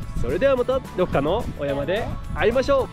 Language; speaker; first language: Japanese; native; Japanese